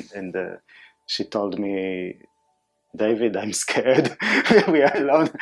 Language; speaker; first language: English; non-native, fluent; Hebrew